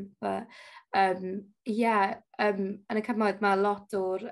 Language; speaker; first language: Welsh; non-native, local second language; English